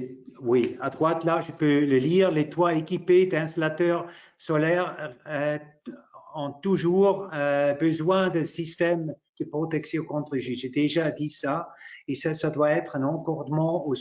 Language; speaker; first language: French; non-native, local second language; German